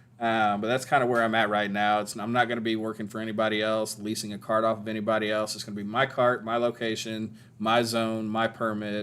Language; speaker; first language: English; native; English